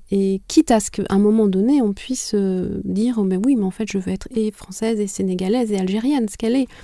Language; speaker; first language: French; non-native, local second language; Kinyarwanda